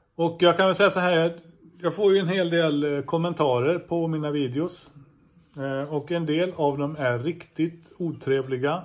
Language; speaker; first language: Swedish; native; Swedish